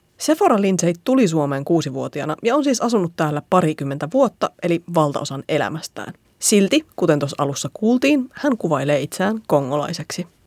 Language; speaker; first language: Finnish; native; Finnish